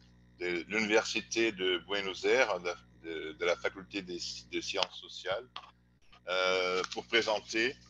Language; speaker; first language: French; non-native, fluent; Portuguese